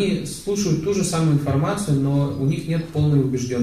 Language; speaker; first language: Russian; native; Russian